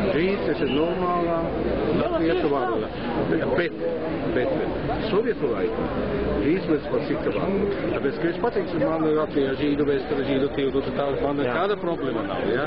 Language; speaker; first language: Latvian; non-native, learner; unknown